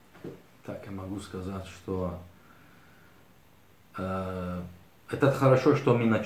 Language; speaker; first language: Russian; early bilingual, heritage; Arabic